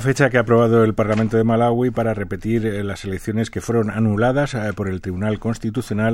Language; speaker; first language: Spanish; native; Spanish